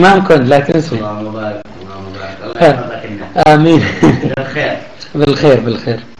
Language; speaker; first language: German; non-native, learner; Arabic